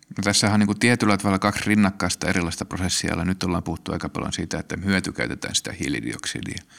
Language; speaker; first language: Finnish; native; Finnish